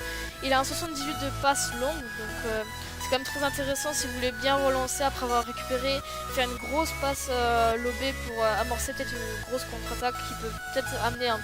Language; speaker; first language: French; native; French